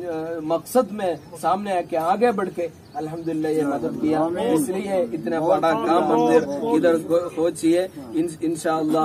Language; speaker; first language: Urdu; non-native, local second language; Malayalam